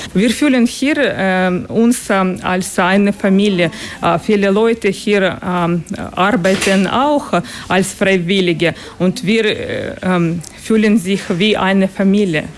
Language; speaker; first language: German; non-native, learner; Russian